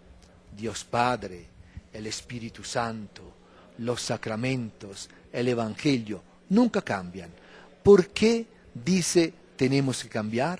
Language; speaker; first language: Spanish; non-native, fluent; Italian